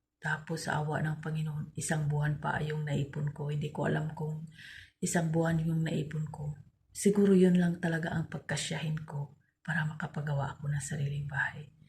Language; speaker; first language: Filipino; non-native, local second language; Cebuano